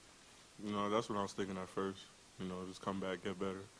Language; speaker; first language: English; native; English